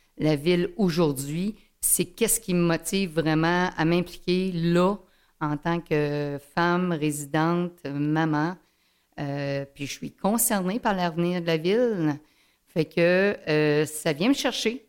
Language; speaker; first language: French; native; French